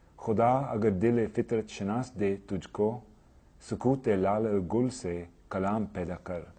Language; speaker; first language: Urdu; non-native, fluent; English